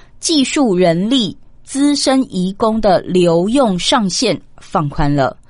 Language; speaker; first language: Chinese; native; Chinese